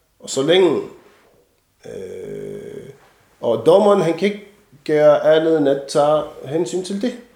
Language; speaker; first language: Danish; non-native, fluent; Arabic